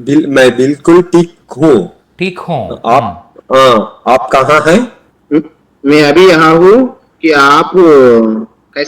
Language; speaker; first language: Hindi; non-native, learner; Telugu